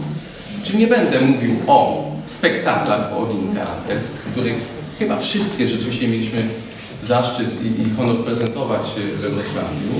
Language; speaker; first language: Polish; native; Polish